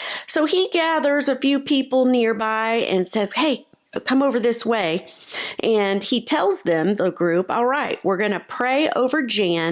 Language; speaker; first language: English; native; English